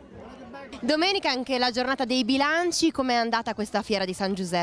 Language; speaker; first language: Italian; native; Italian